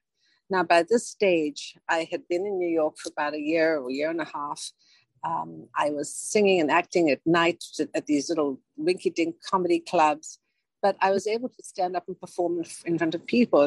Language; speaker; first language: English; native; English